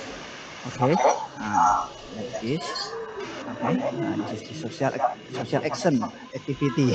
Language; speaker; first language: English; non-native, learner; Indonesian